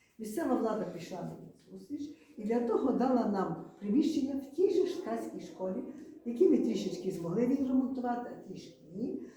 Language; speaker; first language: Ukrainian; native; Ukrainian